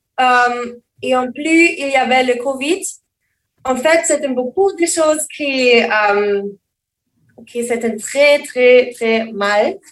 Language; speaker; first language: French; non-native, learner; German